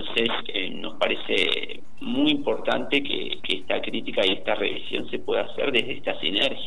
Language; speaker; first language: Spanish; native; Spanish